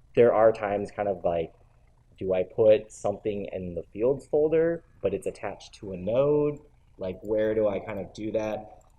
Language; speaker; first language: English; native; English